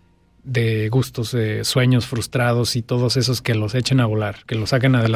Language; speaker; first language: Spanish; native; Spanish